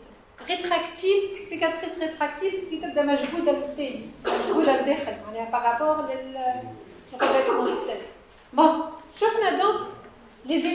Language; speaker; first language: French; non-native, local second language; Arabic